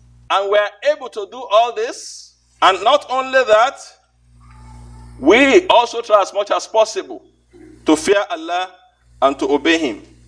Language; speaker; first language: English; non-native, local second language; Yoruba